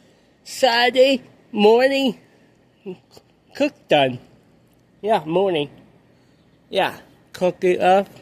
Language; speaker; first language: English; non-native, learner; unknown